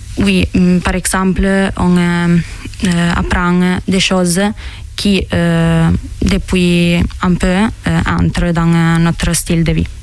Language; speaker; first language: French; non-native, learner; Italian